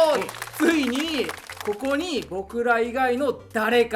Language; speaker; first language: Japanese; native; Japanese